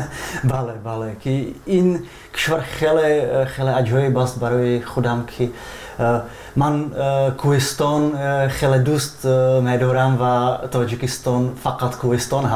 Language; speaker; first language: Persian; non-native, fluent; Czech